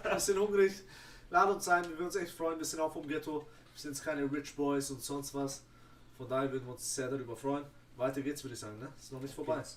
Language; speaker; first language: German; native; German